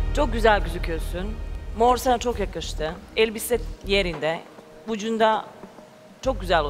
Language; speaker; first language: Turkish; non-native, fluent; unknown